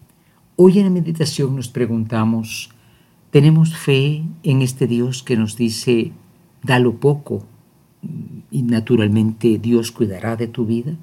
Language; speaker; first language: Spanish; native; Spanish